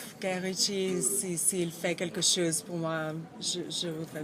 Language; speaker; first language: French; non-native, learner; Russian